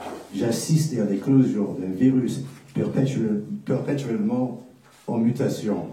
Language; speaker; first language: French; non-native, fluent; English